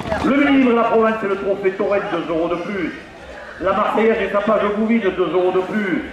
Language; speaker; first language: French; native; French